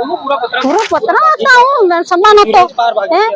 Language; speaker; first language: Hindi; non-native, local second language; Gujarati